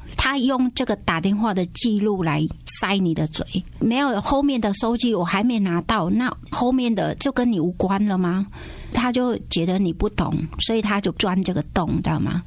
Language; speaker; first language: Chinese; non-native, fluent; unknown